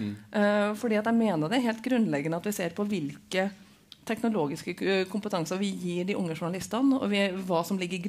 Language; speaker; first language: Norwegian; native; Norwegian